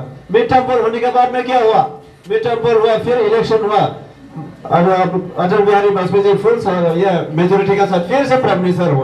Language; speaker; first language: Hindi; non-native, local second language; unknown